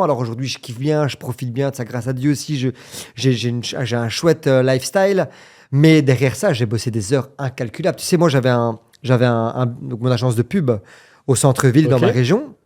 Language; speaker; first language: French; native; French